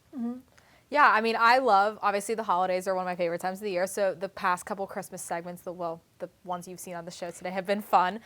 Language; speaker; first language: English; native; English